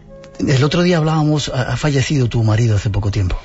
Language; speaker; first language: Spanish; native; Spanish